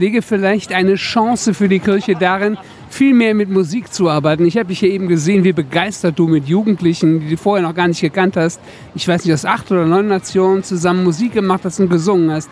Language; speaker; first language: German; native; German